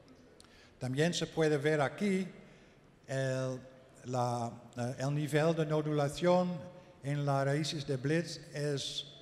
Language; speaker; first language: Spanish; non-native, learner; Dutch